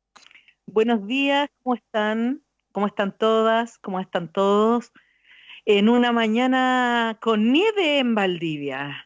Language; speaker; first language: Spanish; native; Spanish